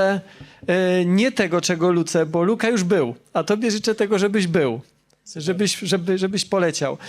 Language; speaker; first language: Polish; native; Polish